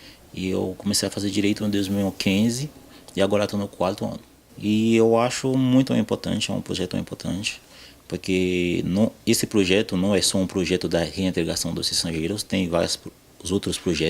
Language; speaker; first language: Portuguese; non-native, fluent; Haitian Creole